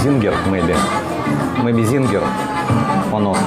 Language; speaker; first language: English; non-native, learner; Russian